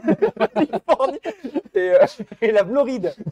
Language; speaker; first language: French; native; French